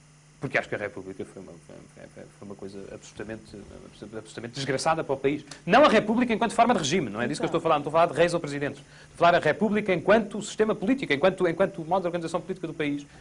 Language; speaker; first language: Portuguese; native; Portuguese